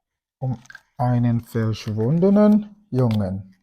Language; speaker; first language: German; non-native, fluent; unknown